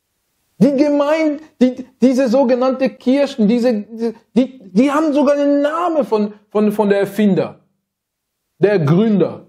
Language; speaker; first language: German; non-native, fluent; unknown